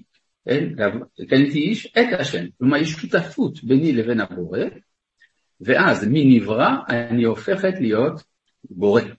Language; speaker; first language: Hebrew; non-native, fluent; French